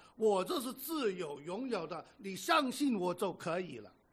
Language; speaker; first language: Chinese; native; Chinese